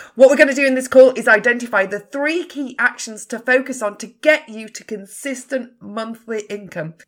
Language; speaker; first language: English; native; English